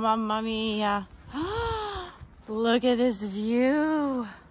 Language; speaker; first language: English; native; English